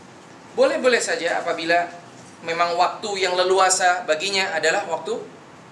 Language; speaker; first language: Indonesian; native; Indonesian